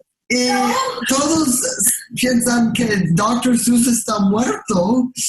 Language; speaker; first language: Spanish; non-native, learner; English